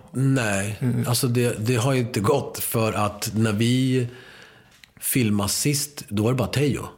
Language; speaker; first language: Swedish; early bilingual, other home language; Spanish